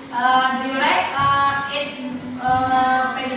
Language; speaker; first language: English; non-native, learner; Indonesian